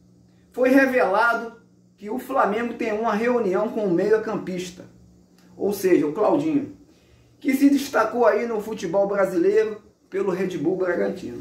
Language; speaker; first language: Portuguese; native; Portuguese